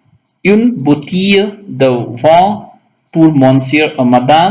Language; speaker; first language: French; non-native, local second language; Hindi